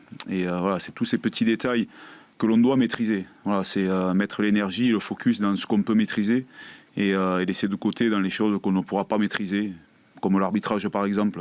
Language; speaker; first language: French; native; French